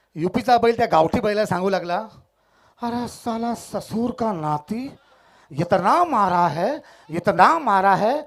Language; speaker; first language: Hindi; non-native, local second language; Marathi